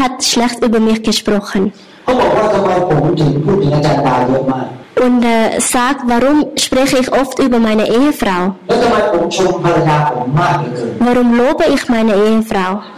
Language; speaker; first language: German; non-native, learner; Thai